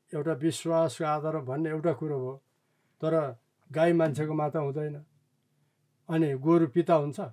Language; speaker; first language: Nepali; non-native, local second language; Eastern Tamang